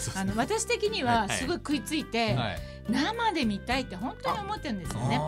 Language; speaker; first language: Japanese; native; Japanese